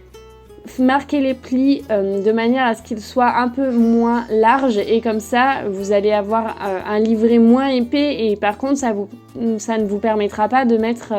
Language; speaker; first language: French; native; French